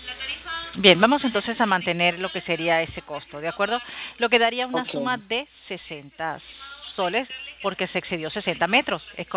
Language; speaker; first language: Spanish; native; Spanish